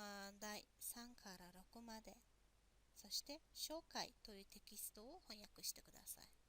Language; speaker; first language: Japanese; non-native, fluent; Mongolian